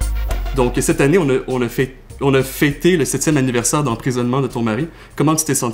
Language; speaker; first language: French; native; French